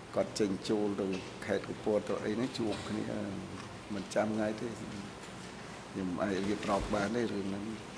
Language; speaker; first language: Khmer; native; Khmer